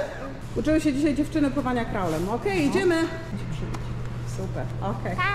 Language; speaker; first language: Polish; native; Polish